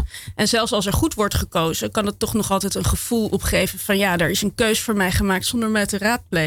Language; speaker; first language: Dutch; native; Dutch